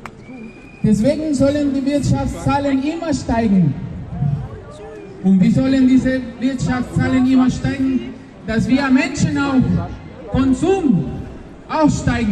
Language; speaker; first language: German; non-native, fluent; Spanish